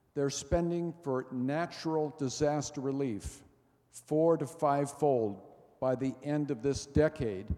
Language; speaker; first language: English; native; English